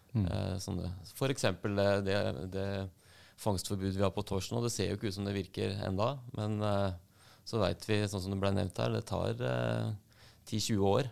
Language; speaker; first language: Norwegian; native; Norwegian